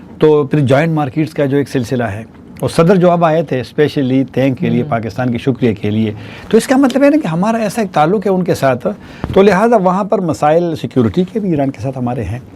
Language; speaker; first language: Urdu; non-native, local second language; Pashto